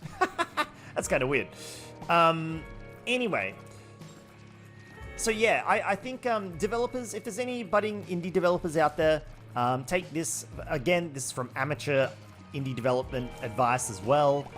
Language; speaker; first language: English; native; English